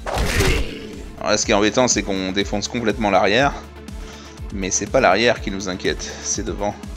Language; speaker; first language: French; native; French